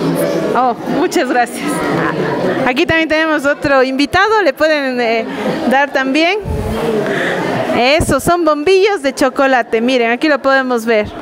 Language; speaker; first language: Spanish; native; Spanish